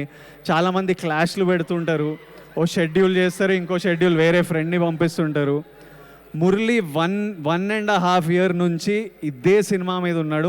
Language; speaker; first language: Telugu; native; Telugu